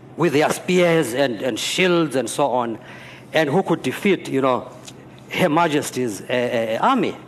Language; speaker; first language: English; non-native, local second language; Xhosa